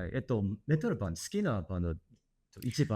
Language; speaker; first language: Japanese; non-native, learner; English